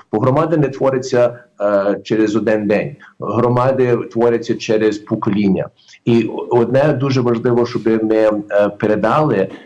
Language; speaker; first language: Ukrainian; early bilingual, heritage; Ukrainian